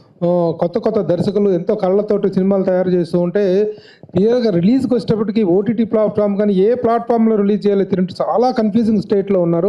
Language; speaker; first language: Telugu; native; Telugu